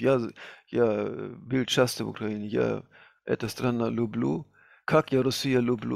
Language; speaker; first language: Russian; non-native, fluent; German